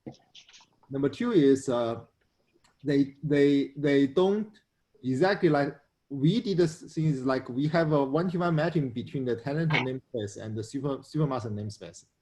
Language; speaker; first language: English; non-native, fluent; Chinese